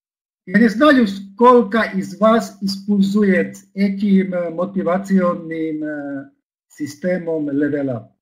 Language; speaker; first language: Russian; non-native, learner; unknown